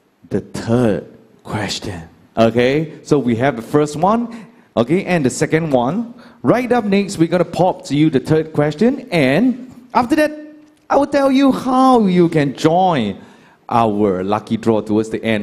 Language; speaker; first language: English; non-native, local second language; Chinese